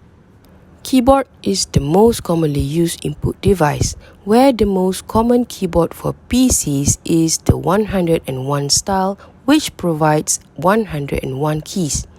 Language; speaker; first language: English; non-native, local second language; Malay